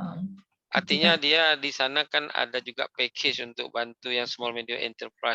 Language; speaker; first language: Malay; native; Malay